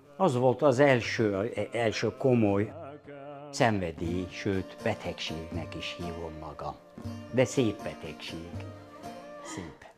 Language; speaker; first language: Hungarian; non-native, fluent; Turkish